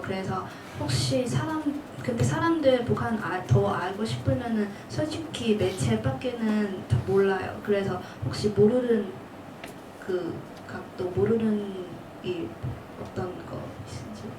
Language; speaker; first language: Korean; non-native, fluent; Cantonese